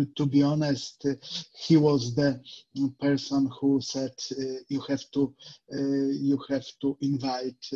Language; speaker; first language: English; non-native, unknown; Polish